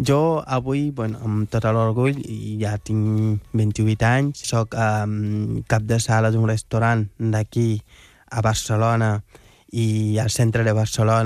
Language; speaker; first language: Catalan; non-native, fluent; Wolof